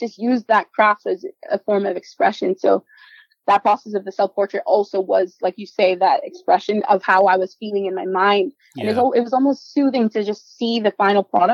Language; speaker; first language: English; non-native, local second language; Spanish